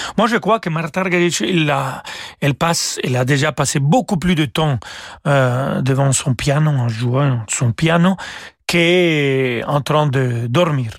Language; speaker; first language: French; non-native, fluent; Spanish